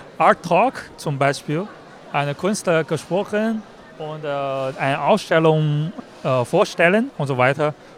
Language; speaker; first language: German; non-native, learner; Chinese